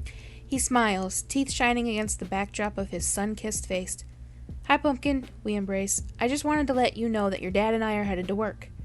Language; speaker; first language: English; native; English